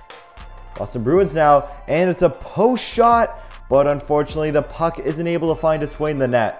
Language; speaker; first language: English; native; English